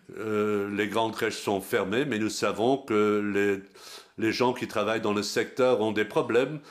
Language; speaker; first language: French; non-native, local second language; Luxembourgish